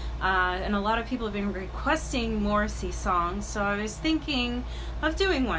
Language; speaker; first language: English; native; English